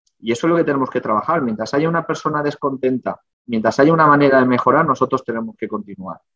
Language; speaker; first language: Spanish; native; Spanish